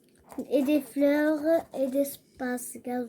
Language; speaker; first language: French; non-native, learner; Arabic